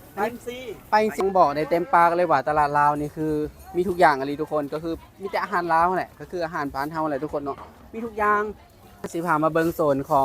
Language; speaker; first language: Thai; non-native, local second language; Northeastern Thai